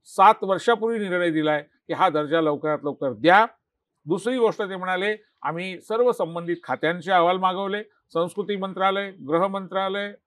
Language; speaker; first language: Marathi; native; Marathi